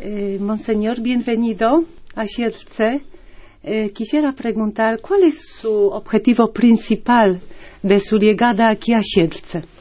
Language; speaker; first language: Spanish; non-native, fluent; Polish